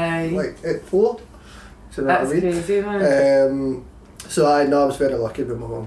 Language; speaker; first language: English; native; English